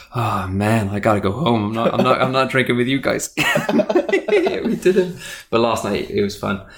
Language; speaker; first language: English; native; English